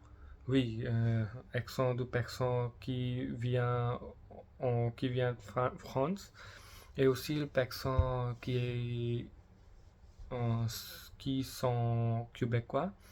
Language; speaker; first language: French; non-native, learner; English